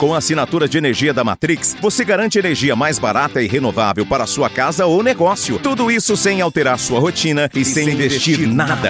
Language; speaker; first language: Portuguese; native; Portuguese